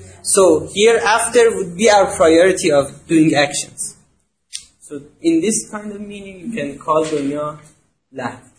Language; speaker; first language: English; non-native, fluent; Persian